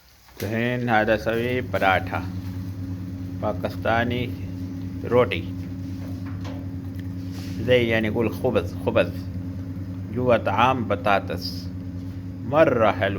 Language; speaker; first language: Arabic; non-native, learner; Urdu